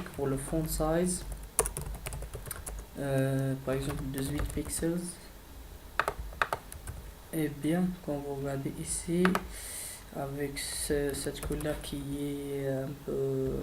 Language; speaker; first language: French; non-native, fluent; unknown